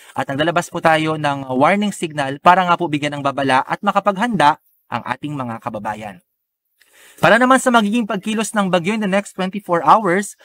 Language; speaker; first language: Filipino; non-native, local second language; Bikol